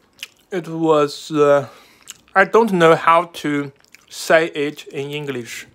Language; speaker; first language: English; non-native, learner; Chinese